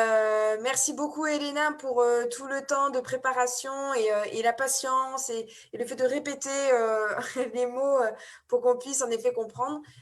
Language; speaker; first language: French; native; French